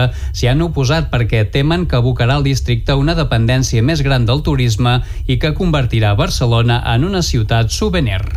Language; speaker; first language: Catalan; native; Catalan